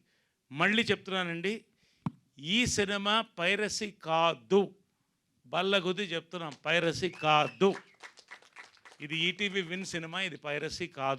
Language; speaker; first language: Telugu; native; Telugu